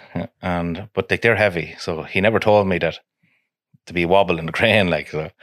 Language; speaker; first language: English; native; English